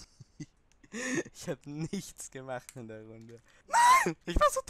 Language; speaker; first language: German; native; German